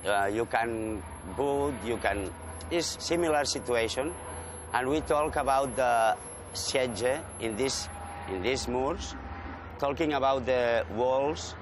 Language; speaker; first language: English; non-native, learner; Spanish